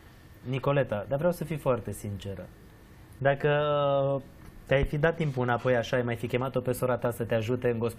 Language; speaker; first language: Romanian; native; Romanian